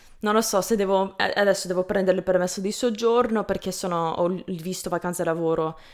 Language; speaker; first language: Italian; non-native, fluent; English